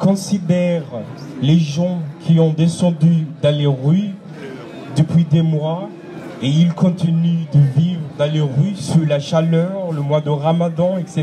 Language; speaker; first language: French; non-native, fluent; Arabic